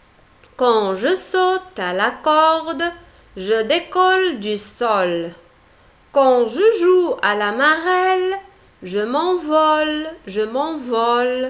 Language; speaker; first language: French; non-native, local second language; Arabic